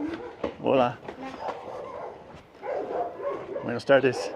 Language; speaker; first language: Spanish; non-native, learner; English